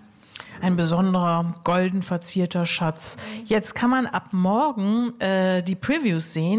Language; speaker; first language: German; native; German